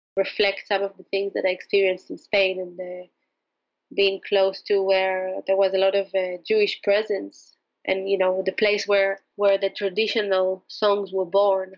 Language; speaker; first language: English; non-native, fluent; Hebrew